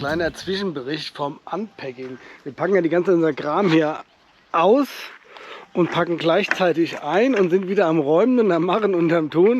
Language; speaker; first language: German; native; German